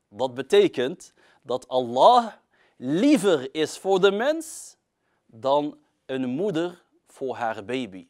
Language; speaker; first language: Dutch; early bilingual, other home language; Arabic